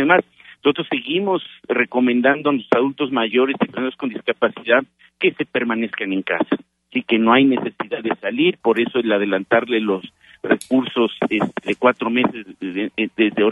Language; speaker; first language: Spanish; native; Spanish